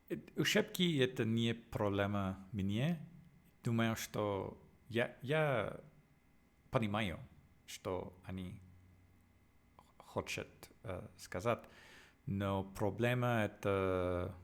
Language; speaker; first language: Russian; non-native, learner; English